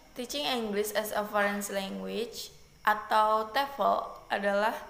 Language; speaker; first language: Indonesian; non-native, local second language; Javanese